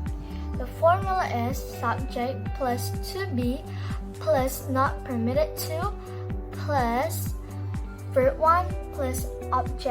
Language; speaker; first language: English; non-native, learner; Indonesian